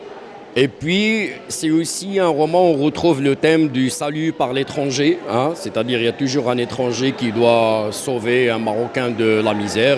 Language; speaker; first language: French; non-native, local second language; Arabic